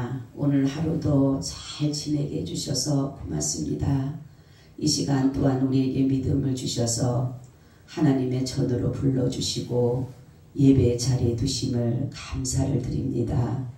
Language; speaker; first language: Korean; native; Korean